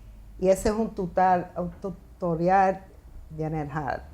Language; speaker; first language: Spanish; early bilingual, heritage; Spanish